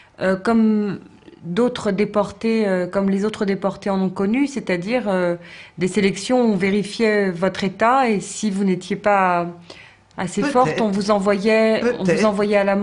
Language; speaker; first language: French; native; French